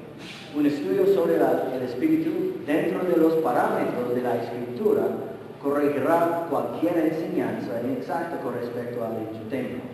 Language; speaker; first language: Spanish; non-native, fluent; English